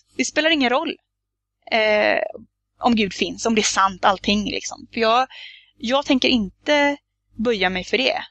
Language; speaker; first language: Swedish; native; Swedish